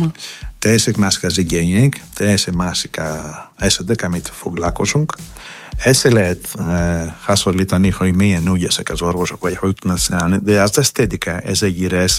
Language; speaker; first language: Hungarian; non-native, fluent; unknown